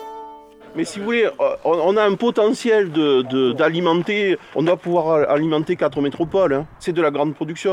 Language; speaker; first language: French; native; French